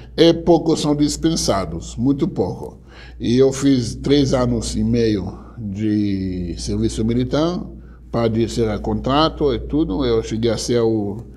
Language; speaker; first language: Portuguese; non-native, fluent; Hebrew